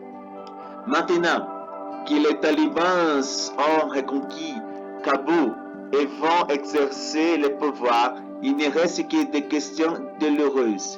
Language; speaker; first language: French; non-native, learner; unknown